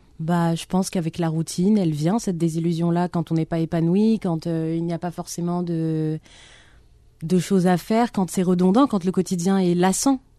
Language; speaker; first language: French; non-native, local second language; Arabic